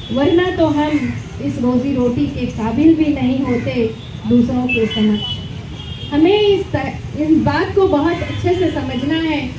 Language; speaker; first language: Hindi; non-native, local second language; Gujarati